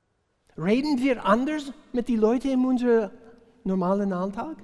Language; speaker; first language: German; non-native, fluent; English